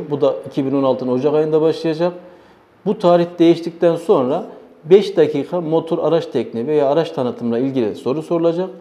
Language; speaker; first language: Turkish; early bilingual, heritage; Turkish